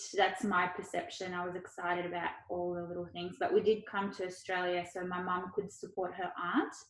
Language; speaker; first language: English; early bilingual, other home language; Ukrainian